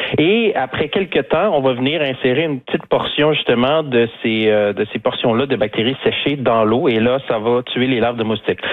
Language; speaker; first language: French; native; French